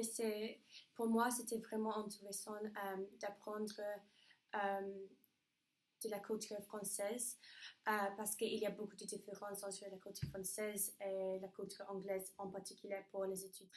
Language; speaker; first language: French; non-native, learner; English